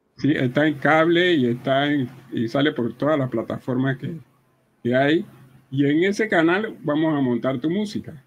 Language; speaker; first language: Spanish; native; Spanish